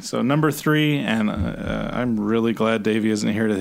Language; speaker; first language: English; native; English